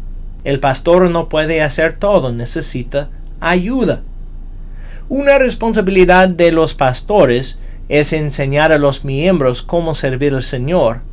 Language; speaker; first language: Spanish; non-native, fluent; English